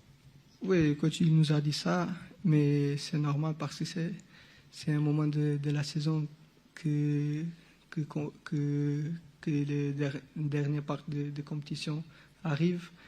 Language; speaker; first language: French; non-native, local second language; Portuguese